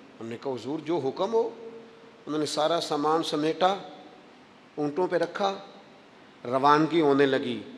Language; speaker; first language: Urdu; non-native, local second language; Punjabi